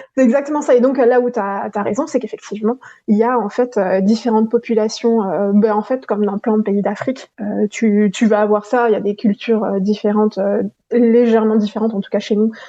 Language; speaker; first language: French; non-native, local second language; Gujarati